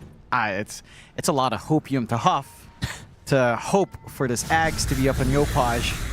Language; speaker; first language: English; native; English